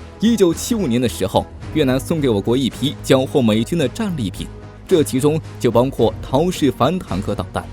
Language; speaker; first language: Chinese; native; Chinese